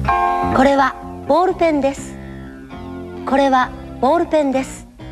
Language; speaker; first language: Japanese; non-native, learner; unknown